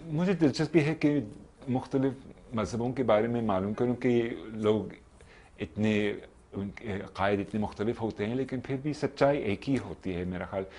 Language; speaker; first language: Urdu; non-native, fluent; English